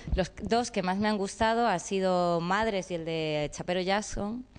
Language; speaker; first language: Spanish; native; Spanish